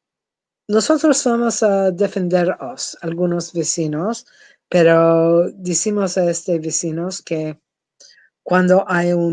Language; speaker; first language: Spanish; non-native, fluent; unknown